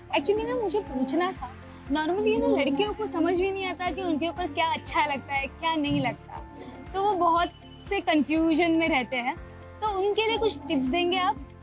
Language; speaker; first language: Hindi; non-native, local second language; Marathi